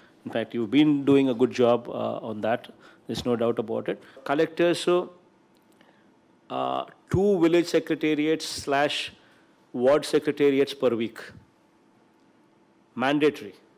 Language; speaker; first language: English; non-native, local second language; Telugu